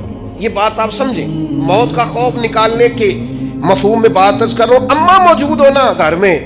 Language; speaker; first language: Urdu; non-native, local second language; Punjabi